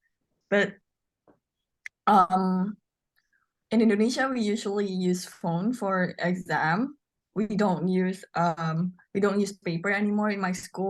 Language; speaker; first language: English; non-native, learner; Indonesian